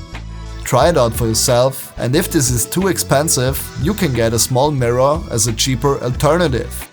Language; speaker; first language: English; non-native, fluent; German